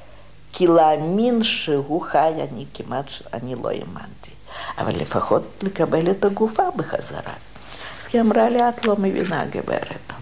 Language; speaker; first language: Hebrew; non-native, fluent; Russian